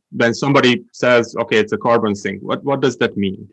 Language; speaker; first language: English; non-native, fluent; Hungarian